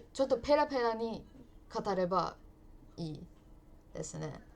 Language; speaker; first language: Japanese; non-native, learner; English